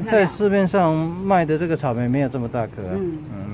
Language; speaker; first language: Chinese; native; Chinese